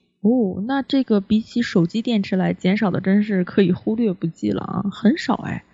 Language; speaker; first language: Chinese; native; Chinese